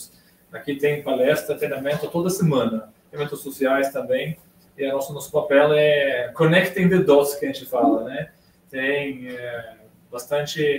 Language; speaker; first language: Portuguese; non-native, fluent; Swedish